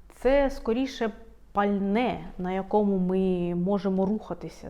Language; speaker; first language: Ukrainian; non-native, local second language; Russian